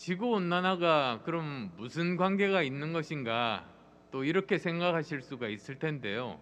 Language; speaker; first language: Korean; native; Korean